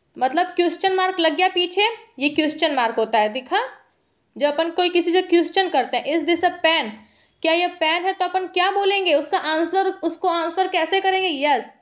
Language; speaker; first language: Hindi; native; Hindi